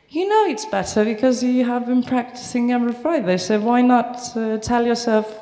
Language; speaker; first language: English; non-native, fluent; Turkish